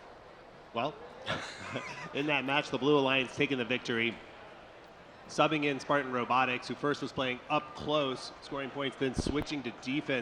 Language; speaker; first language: English; native; English